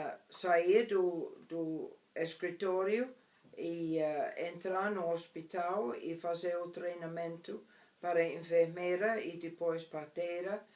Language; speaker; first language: Portuguese; non-native, fluent; English